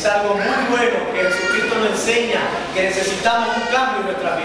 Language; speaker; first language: Spanish; native; Spanish